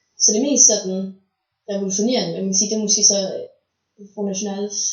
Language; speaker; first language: Danish; native; Danish